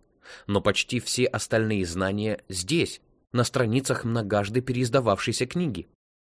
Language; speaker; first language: Russian; native; Russian